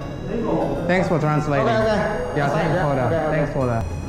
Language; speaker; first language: English; non-native, learner; Japanese